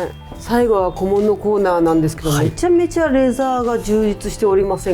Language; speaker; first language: Japanese; native; Japanese